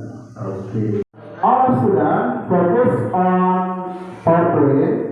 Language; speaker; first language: English; non-native, local second language; Indonesian